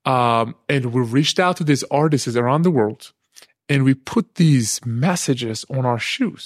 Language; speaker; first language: English; non-native, fluent; Turkish